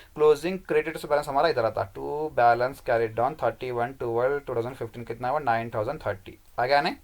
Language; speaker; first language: Hindi; non-native, local second language; Kannada